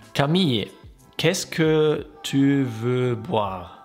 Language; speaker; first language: French; non-native, learner; German